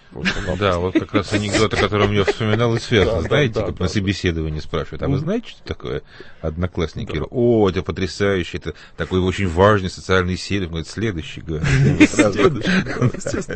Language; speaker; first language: Russian; native; Russian